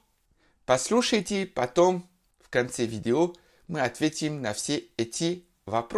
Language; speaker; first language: Russian; non-native, fluent; French